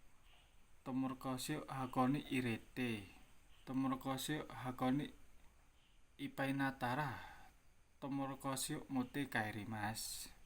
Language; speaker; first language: Japanese; non-native, learner; Indonesian